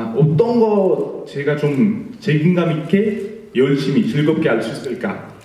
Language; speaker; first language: Korean; non-native, fluent; Italian